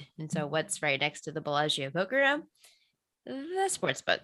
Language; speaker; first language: English; native; English